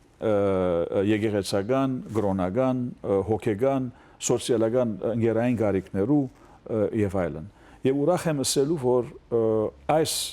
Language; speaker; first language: Armenian; early bilingual, heritage; Armenian